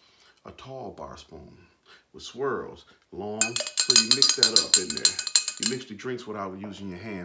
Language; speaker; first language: English; native; English